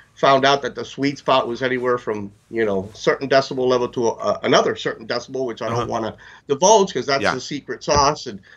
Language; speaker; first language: English; native; English